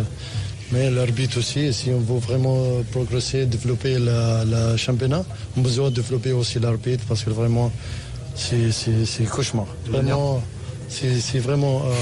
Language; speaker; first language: French; non-native, learner; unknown